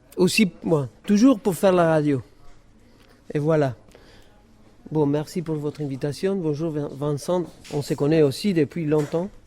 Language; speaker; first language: French; non-native, fluent; Spanish